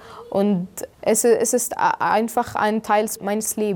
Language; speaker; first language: German; non-native, fluent; Arabic